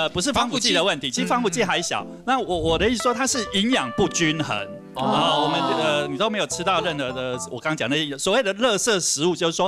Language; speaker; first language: Chinese; native; Chinese